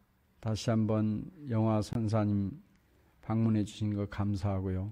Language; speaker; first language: Korean; native; Korean